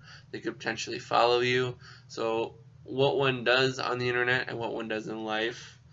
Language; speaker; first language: English; native; English